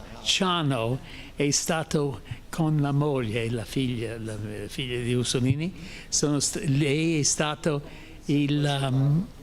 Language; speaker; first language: Italian; non-native, fluent; English